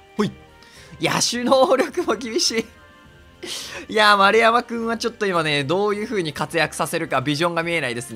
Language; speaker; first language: Japanese; native; Japanese